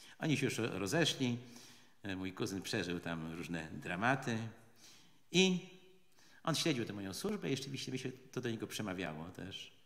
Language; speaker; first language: Polish; native; Polish